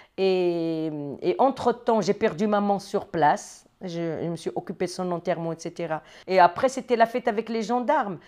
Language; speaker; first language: French; non-native, local second language; Arabic